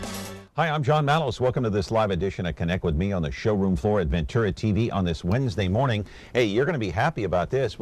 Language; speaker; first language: English; native; English